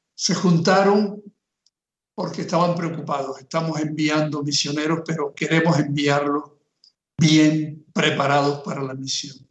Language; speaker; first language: Spanish; native; Spanish